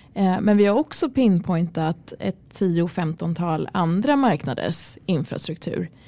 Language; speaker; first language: Swedish; early bilingual, other home language; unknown